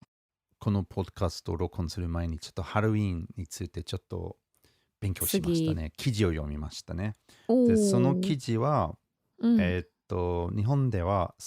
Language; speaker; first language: Japanese; non-native, fluent; English